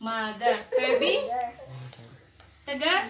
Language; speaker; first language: English; non-native, learner; Indonesian